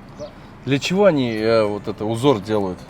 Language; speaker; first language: Russian; native; Russian